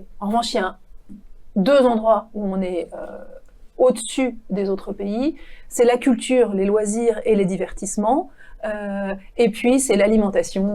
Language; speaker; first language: French; native; French